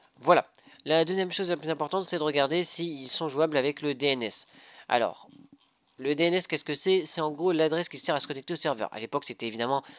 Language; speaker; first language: French; native; French